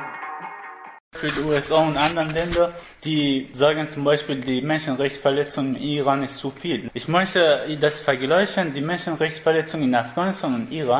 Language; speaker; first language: German; non-native, learner; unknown